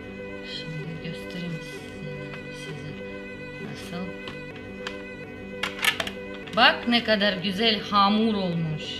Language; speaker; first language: Turkish; non-native, learner; Russian